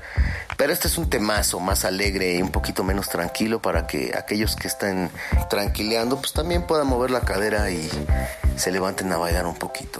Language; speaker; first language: Spanish; native; Spanish